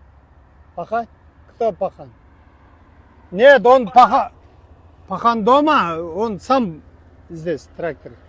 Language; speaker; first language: Russian; non-native, learner; Kyrgyz